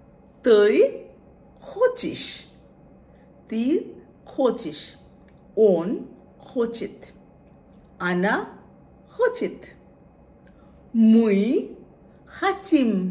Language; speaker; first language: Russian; non-native, fluent; Bangla